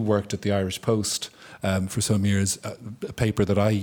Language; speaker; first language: English; native; English